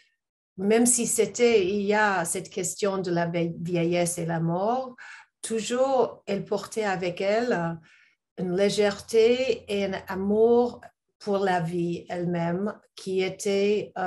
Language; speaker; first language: French; non-native, learner; English